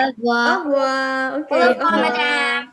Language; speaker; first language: French; non-native, fluent; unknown